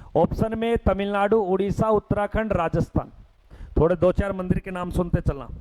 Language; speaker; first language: Hindi; native; Hindi